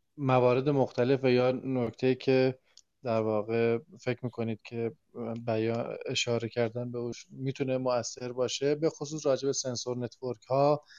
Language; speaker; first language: Persian; native; Persian